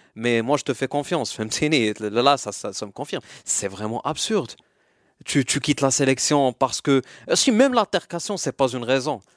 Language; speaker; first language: French; non-native, local second language; Arabic